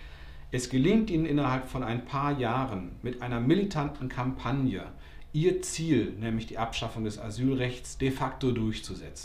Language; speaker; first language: German; native; German